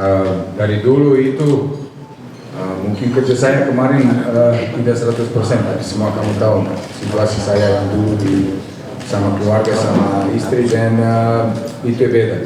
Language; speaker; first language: Indonesian; non-native, fluent; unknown